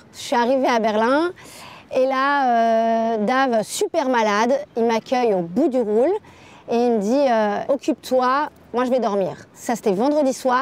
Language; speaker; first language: French; native; French